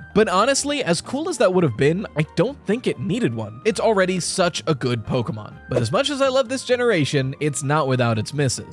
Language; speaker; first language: English; native; English